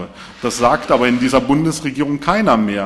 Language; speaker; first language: German; native; German